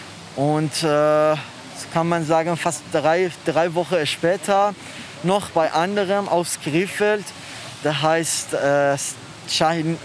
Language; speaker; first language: German; non-native, learner; Persian